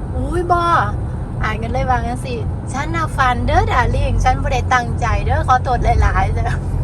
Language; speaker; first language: Thai; native; Thai